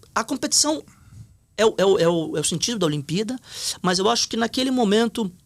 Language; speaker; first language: Portuguese; native; Portuguese